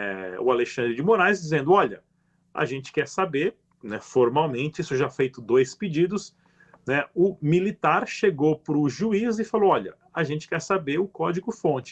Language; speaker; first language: Portuguese; native; Portuguese